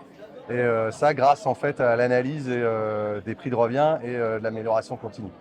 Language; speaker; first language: French; native; French